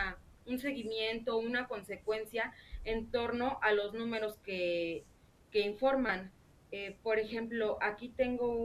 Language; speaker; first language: Spanish; native; Spanish